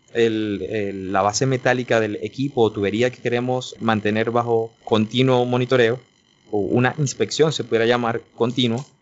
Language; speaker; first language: Spanish; native; Spanish